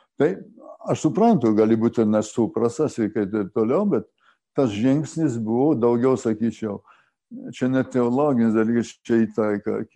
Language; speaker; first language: Lithuanian; early bilingual, heritage; Lithuanian